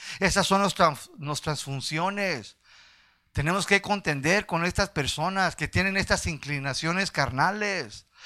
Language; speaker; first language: Spanish; early bilingual, heritage; Spanish